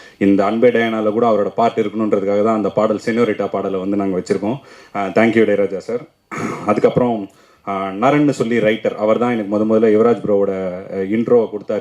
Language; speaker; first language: Tamil; native; Tamil